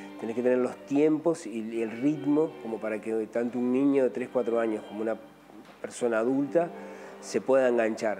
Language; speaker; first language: Spanish; native; Spanish